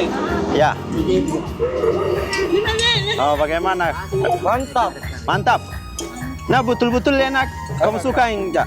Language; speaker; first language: Indonesian; non-native, learner; Persian